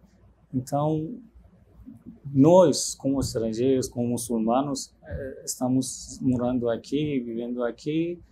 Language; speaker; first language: Portuguese; non-native, learner; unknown